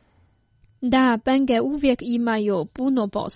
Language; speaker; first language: Croatian; non-native, fluent; Chinese